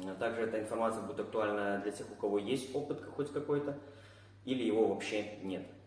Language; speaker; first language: Russian; native; Russian